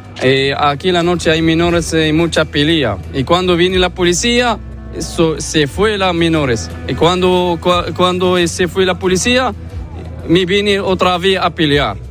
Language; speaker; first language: Spanish; non-native, learner; Arabic